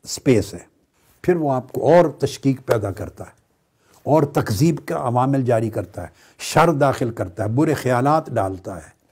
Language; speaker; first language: Urdu; native; Urdu